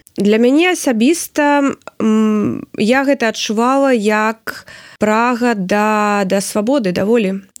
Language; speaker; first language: Belarusian; non-native, local second language; Russian